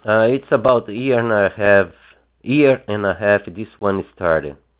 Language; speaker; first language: English; non-native, fluent; Portuguese